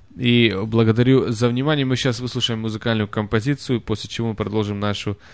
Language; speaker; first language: Russian; native; Russian